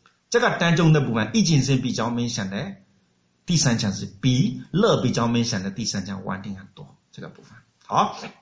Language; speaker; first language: Chinese; non-native, fluent; Burmese